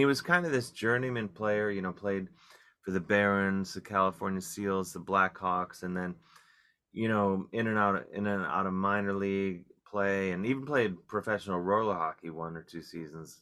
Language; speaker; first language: English; native; English